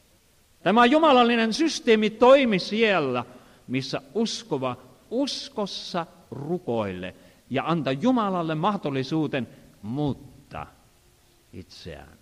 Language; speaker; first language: Finnish; non-native, fluent; Estonian